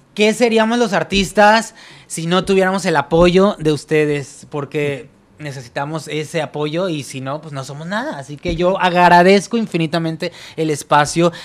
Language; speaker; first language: Spanish; native; Spanish